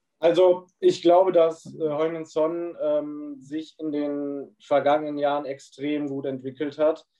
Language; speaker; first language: German; native; German